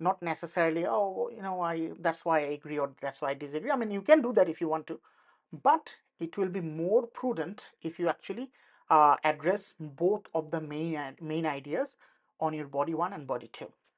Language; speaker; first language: English; non-native, local second language; Bangla